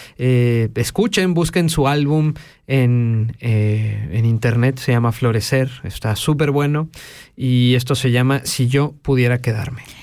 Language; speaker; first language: Spanish; native; Spanish